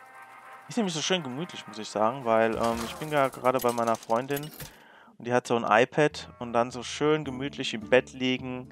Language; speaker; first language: German; native; German